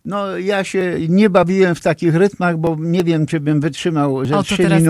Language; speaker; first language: Polish; native; Polish